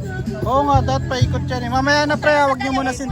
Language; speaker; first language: Filipino; native; Filipino